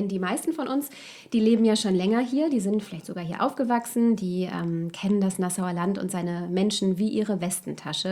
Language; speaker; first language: German; native; German